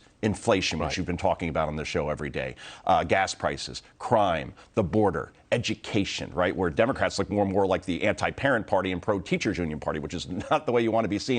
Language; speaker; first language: English; native; English